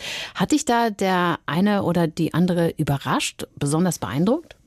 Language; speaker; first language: German; native; German